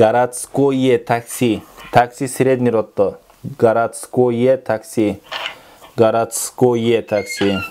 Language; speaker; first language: Russian; non-native, local second language; Kyrgyz